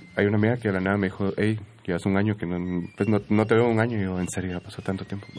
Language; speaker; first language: Spanish; native; Spanish